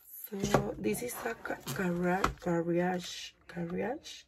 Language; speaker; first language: English; non-native, learner; Spanish